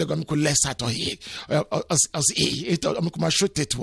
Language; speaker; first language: Hungarian; non-native, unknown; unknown